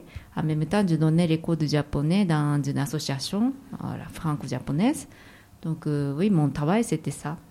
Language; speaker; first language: French; non-native, fluent; Japanese